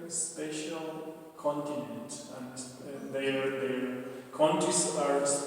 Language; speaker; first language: English; non-native, learner; Spanish